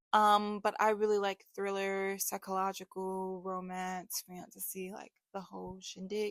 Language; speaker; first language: English; native; English